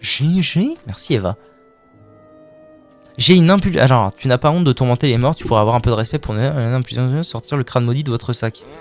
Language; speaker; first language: French; native; French